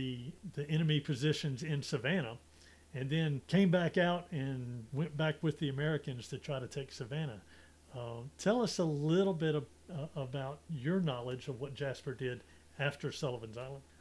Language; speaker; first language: English; native; English